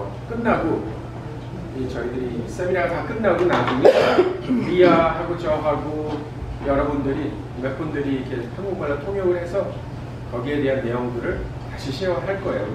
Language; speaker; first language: Korean; native; Korean